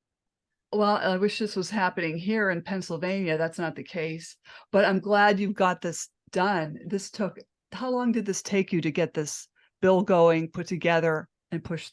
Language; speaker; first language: English; native; English